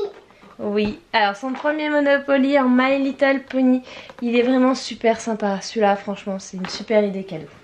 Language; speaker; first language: French; native; French